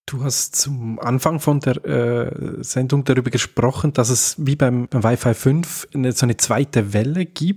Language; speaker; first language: German; native; German